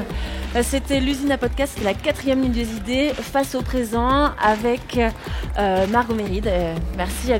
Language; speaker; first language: French; native; French